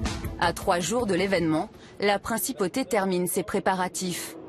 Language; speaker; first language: French; native; French